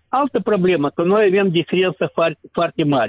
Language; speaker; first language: Romanian; non-native, local second language; Russian